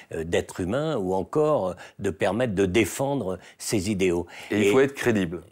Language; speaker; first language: French; native; French